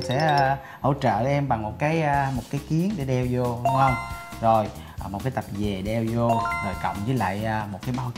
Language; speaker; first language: Vietnamese; native; Vietnamese